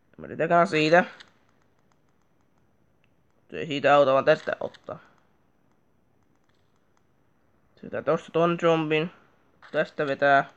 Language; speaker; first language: Finnish; native; Finnish